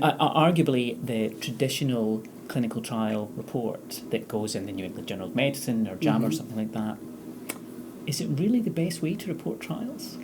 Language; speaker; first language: English; native; English